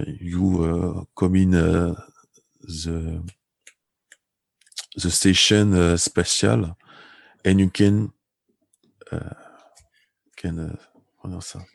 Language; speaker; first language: English; non-native, learner; French